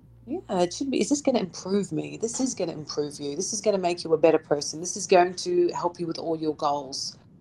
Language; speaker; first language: English; early bilingual, other home language; Arabic